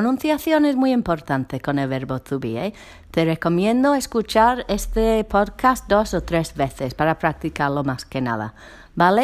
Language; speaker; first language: Spanish; non-native, fluent; English